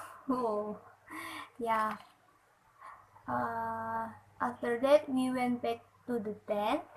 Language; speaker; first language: English; non-native, learner; Indonesian